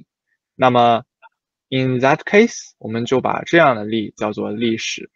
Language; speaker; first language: Chinese; native; Chinese